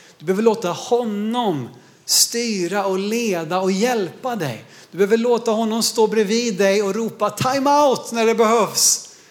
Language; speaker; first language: Swedish; native; Swedish